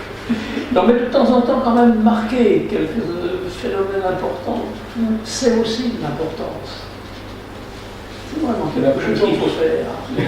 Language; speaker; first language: French; native; French